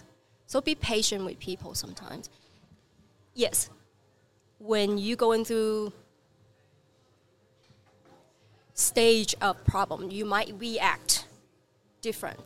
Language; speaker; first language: English; non-native, learner; Chinese